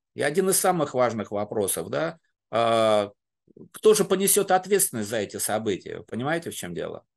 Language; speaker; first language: Russian; native; Russian